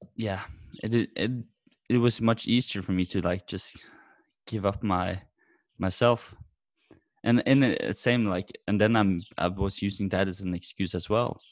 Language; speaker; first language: English; non-native, fluent; Norwegian